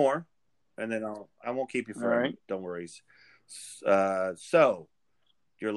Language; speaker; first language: English; native; English